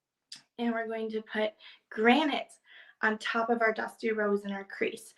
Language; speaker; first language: English; native; English